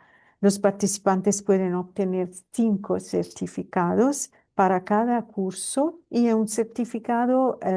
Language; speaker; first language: Spanish; non-native, fluent; Italian